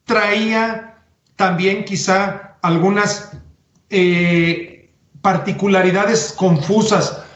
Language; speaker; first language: Spanish; native; Spanish